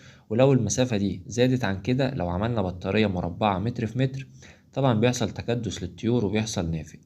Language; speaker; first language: Arabic; native; Arabic